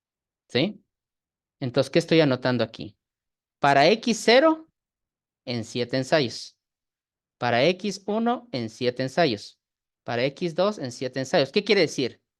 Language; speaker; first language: Spanish; native; Spanish